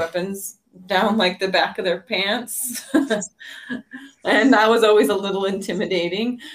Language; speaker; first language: English; native; English